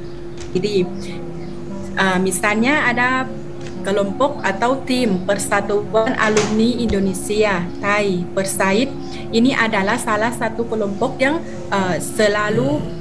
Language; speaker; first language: Indonesian; non-native, fluent; Thai